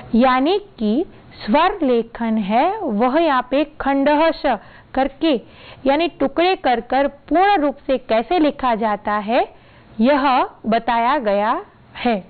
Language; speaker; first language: Hindi; non-native, local second language; Gujarati